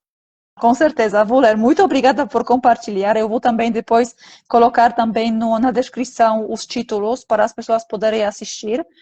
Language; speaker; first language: Portuguese; non-native, fluent; Polish